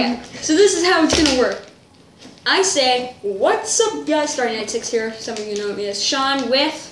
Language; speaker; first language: English; native; English